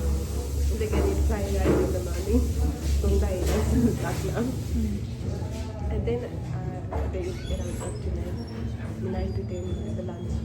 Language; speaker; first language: English; non-native, learner; Tibetan